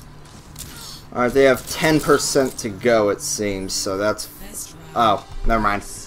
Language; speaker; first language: English; native; English